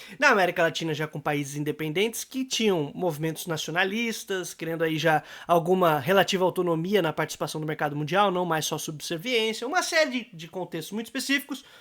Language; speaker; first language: Portuguese; native; Portuguese